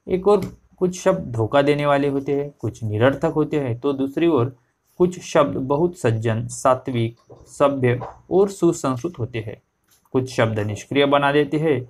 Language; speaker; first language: Hindi; non-native, local second language; Marathi